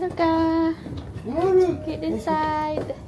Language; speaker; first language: English; non-native, local second language; Filipino